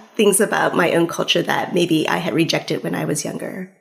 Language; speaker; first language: English; early bilingual, other home language; Cantonese